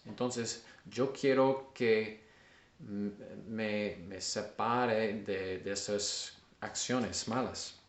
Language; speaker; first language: Spanish; non-native, learner; English